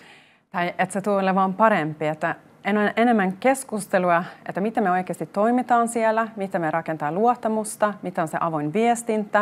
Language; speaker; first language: Finnish; non-native, local second language; Swedish